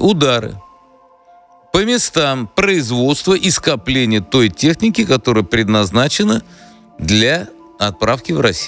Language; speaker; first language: Russian; native; Russian